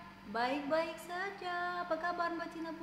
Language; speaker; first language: Indonesian; non-native, learner; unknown